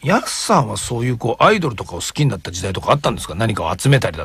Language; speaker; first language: Japanese; native; Japanese